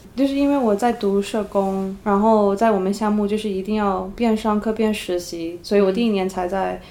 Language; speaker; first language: Chinese; early bilingual, heritage; Cantonese